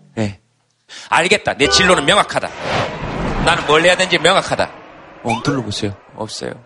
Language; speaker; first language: Korean; native; Korean